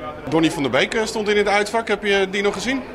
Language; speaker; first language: Dutch; native; Dutch